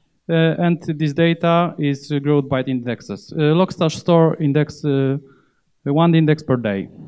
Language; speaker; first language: English; non-native, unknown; Polish